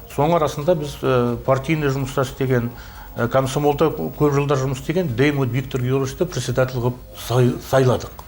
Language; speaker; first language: Kazakh; native; Kazakh